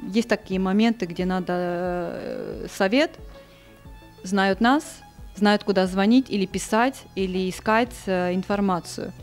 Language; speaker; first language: Russian; non-native, local second language; Estonian